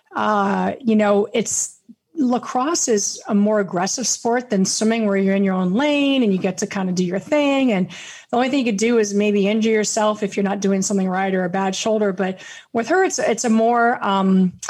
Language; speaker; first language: English; native; English